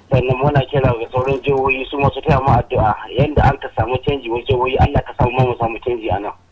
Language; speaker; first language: Hausa; native; Hausa